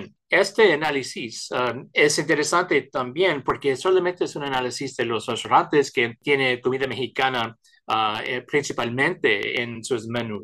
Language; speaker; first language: Spanish; early bilingual, heritage; Spanish